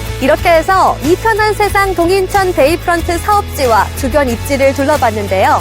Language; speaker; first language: Korean; native; Korean